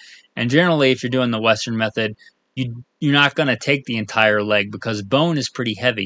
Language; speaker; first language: English; native; English